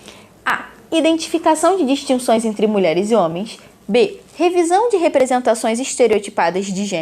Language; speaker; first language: Portuguese; native; Portuguese